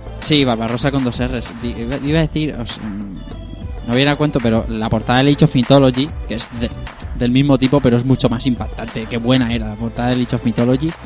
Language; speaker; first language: Spanish; native; Spanish